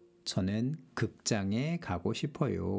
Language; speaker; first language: Korean; non-native, learner; English